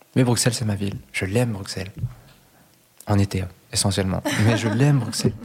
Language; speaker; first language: French; early bilingual, other home language; Spanish